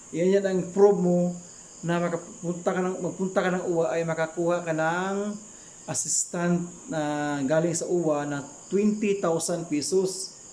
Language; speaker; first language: Filipino; non-native, local second language; Cebuano